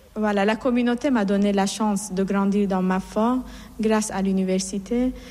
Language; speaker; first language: French; non-native, fluent; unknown